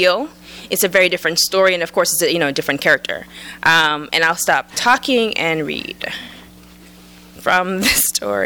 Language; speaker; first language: English; early bilingual, other home language; Jamaican Creole English